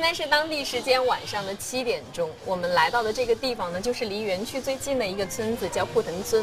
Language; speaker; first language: Chinese; native; Chinese